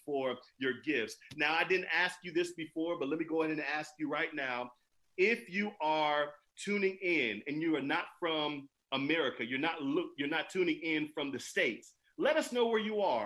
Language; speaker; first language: English; native; English